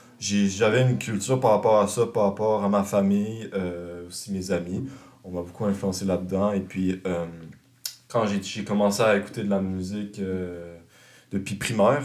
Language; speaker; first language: French; native; French